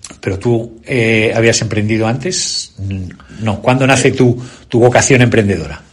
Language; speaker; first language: Spanish; native; Spanish